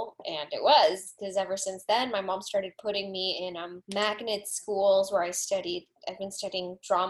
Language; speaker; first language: English; early bilingual, other home language; Spanish